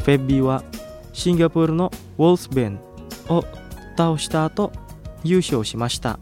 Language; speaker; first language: Japanese; non-native, fluent; Indonesian